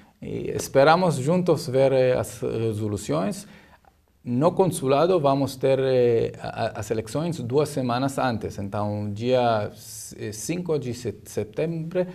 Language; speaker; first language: Portuguese; non-native, learner; Hebrew